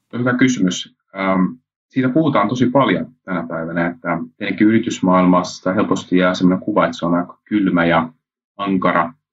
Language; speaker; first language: Finnish; early bilingual, heritage; Finnish